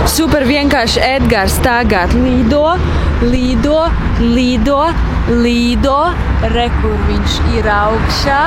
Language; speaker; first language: Latvian; non-native, local second language; Russian